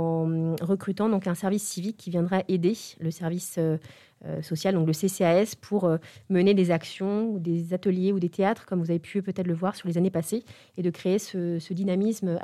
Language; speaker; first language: French; native; French